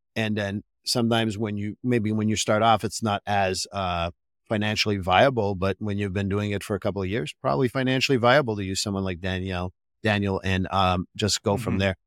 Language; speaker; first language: English; non-native, fluent; French